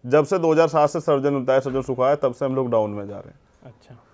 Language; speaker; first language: Hindi; native; Hindi